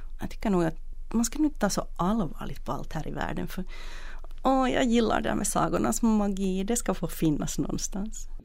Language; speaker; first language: Swedish; native; Swedish